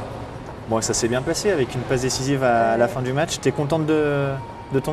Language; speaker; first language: French; native; French